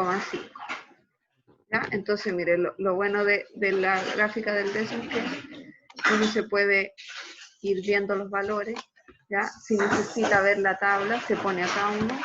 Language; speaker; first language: Spanish; native; Spanish